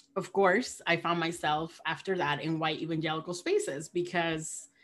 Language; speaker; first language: English; early bilingual, other home language; Spanish